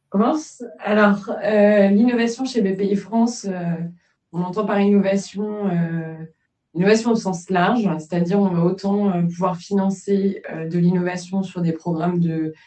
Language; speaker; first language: French; native; French